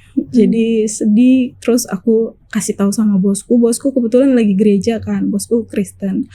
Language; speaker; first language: Indonesian; native; Indonesian